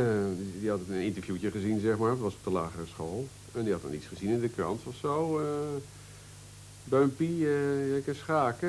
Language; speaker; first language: Dutch; native; Dutch